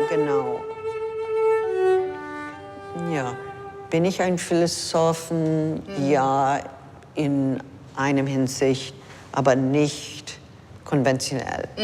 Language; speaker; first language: German; non-native, fluent; English